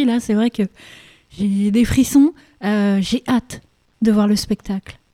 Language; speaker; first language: French; native; French